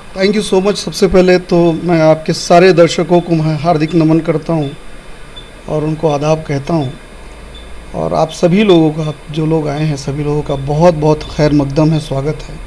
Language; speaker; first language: Hindi; non-native, local second language; Bhojpuri